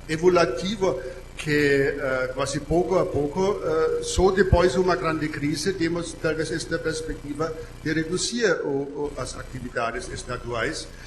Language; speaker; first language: Portuguese; non-native, learner; German